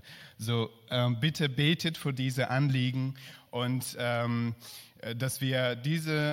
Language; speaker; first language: German; non-native, learner; Persian